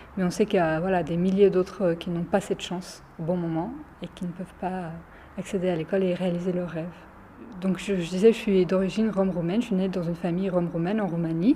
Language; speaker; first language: French; early bilingual, other home language; Romany